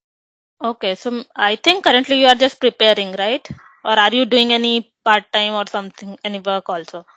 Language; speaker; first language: English; non-native, local second language; Hindi